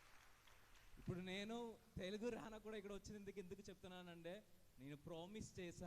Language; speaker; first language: Telugu; non-native, fluent; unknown